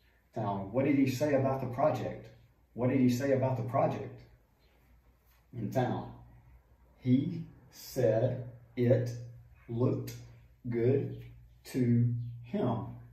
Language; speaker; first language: English; native; English